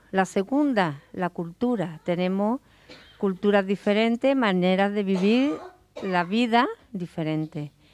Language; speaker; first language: Spanish; native; Spanish